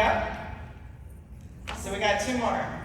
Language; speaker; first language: English; native; English